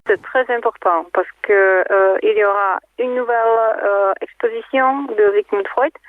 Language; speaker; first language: French; non-native, fluent; Czech